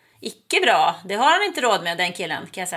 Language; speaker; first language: Swedish; native; Swedish